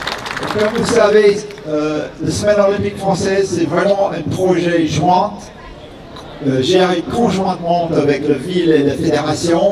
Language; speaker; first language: French; non-native, fluent; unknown